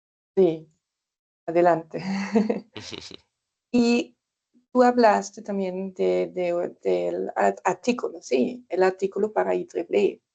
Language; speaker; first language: Spanish; non-native, fluent; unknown